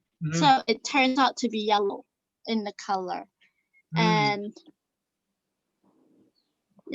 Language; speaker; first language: English; non-native, local second language; Cantonese